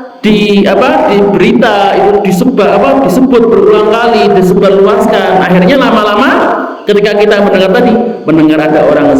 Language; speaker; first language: Indonesian; non-native, local second language; Javanese